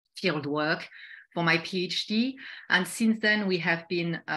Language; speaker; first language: English; non-native, fluent; French